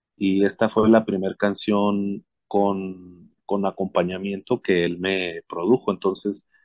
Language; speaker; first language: Spanish; native; Spanish